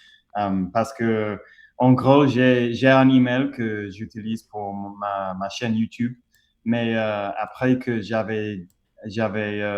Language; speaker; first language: French; non-native, fluent; English